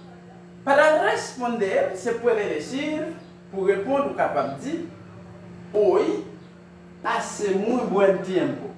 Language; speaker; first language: Spanish; non-native, learner; Haitian Creole